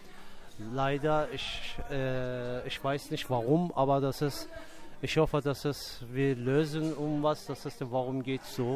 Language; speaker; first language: German; non-native, local second language; Turkish